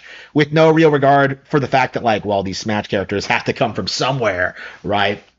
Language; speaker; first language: English; native; English